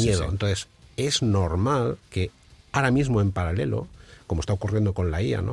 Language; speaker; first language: Spanish; native; Spanish